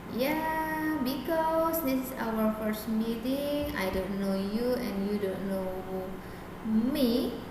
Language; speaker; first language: English; non-native, fluent; Indonesian